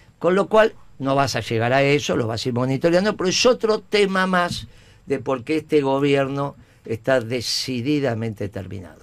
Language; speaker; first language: Spanish; native; Spanish